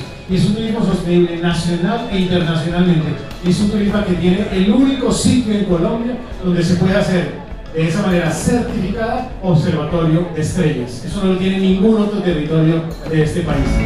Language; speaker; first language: Spanish; native; Spanish